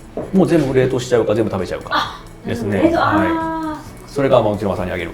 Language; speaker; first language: Japanese; native; Japanese